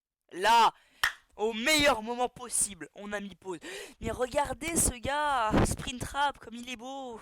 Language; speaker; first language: French; native; French